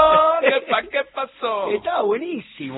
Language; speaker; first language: Spanish; native; Spanish